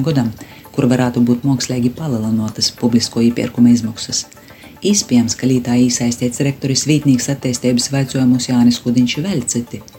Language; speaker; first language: Latvian; native; Latvian